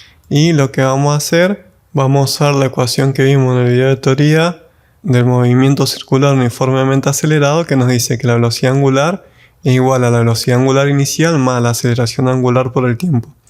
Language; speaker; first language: Spanish; native; Spanish